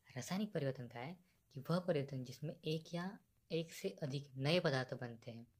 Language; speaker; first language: Hindi; non-native, local second language; Marathi